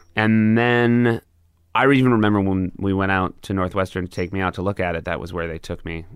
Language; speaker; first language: English; native; English